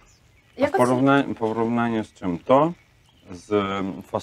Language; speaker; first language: Polish; non-native, learner; Russian